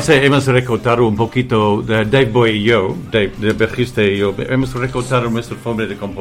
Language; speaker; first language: Spanish; non-native, fluent; English